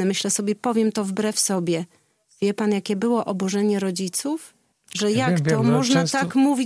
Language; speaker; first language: Polish; native; Polish